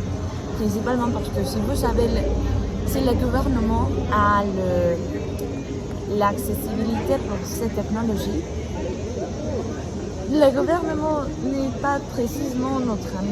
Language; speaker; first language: French; non-native, learner; Spanish